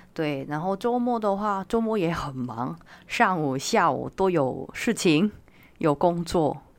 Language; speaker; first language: Chinese; non-native, fluent; Korean